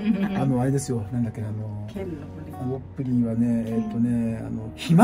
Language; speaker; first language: Japanese; native; Japanese